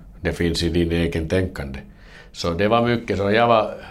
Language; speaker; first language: Swedish; non-native, learner; Finnish